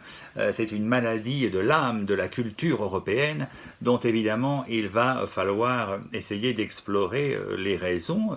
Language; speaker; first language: French; native; French